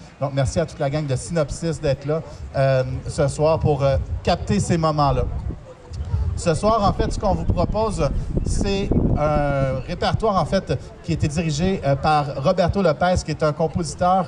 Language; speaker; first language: French; native; French